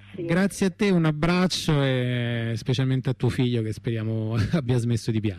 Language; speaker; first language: Italian; native; Italian